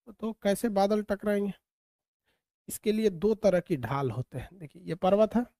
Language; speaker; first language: Hindi; native; Hindi